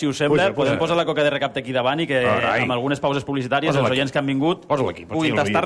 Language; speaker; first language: Catalan; native; Catalan